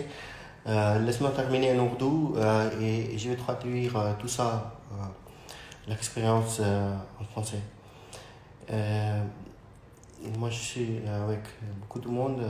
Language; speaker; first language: French; non-native, fluent; Urdu